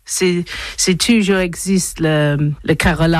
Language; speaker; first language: French; non-native, learner; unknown